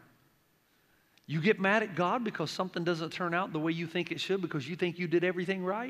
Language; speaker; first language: English; native; English